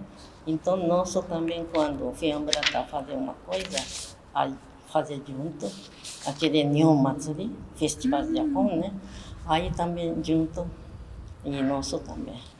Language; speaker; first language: Portuguese; early bilingual, other home language; Japanese